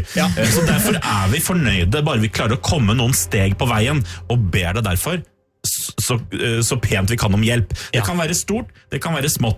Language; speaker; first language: Norwegian; native; Norwegian